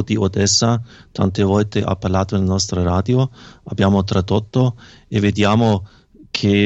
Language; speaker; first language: Italian; non-native, fluent; German